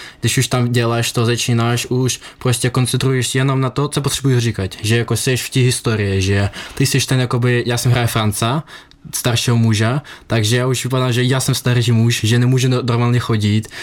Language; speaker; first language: Czech; non-native, learner; Ukrainian